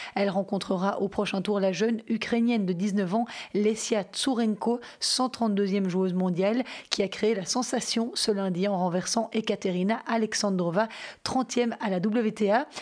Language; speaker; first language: French; native; French